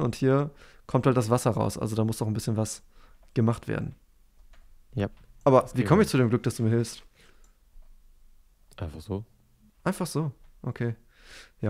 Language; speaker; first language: German; native; German